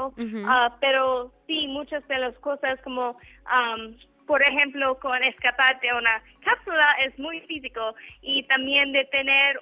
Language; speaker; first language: Spanish; non-native, learner; English